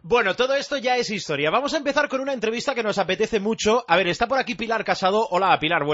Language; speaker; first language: Spanish; native; Spanish